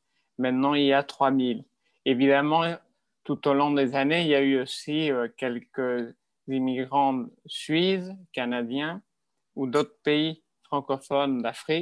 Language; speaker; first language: French; non-native, fluent; Spanish